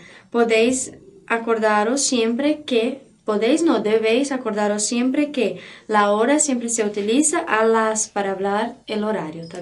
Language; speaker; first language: Spanish; non-native, fluent; Portuguese